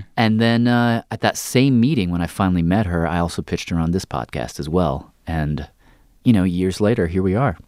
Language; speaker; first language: English; native; English